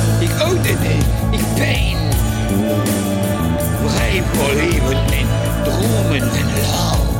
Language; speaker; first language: Dutch; non-native, learner; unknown